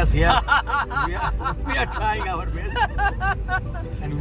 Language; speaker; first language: English; non-native, local second language; Hindi